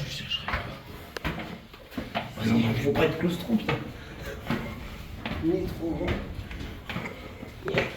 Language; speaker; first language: French; native; French